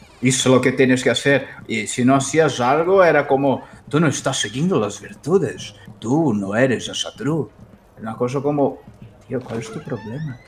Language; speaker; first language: Spanish; non-native, fluent; Portuguese